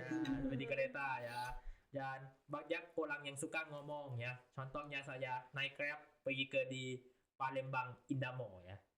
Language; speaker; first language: Indonesian; non-native, learner; Thai